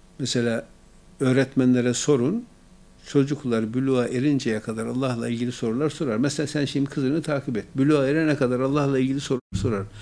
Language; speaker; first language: Turkish; native; Turkish